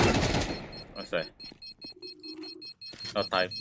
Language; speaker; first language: English; non-native, learner; Sundanese